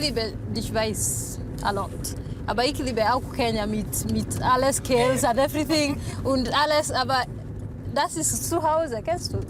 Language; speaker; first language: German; non-native, learner; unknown